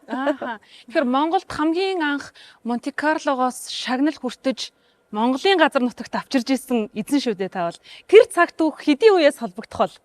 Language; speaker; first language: Mongolian; native; Mongolian